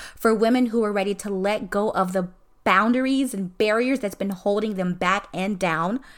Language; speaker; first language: English; native; English